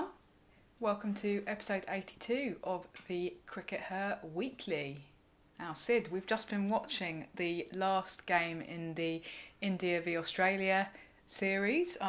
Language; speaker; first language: English; native; English